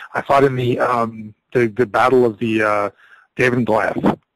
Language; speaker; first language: English; native; English